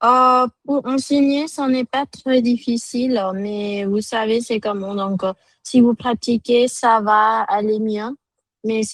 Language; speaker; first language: French; non-native, fluent; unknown